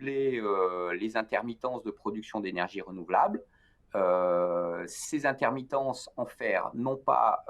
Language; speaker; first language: French; native; French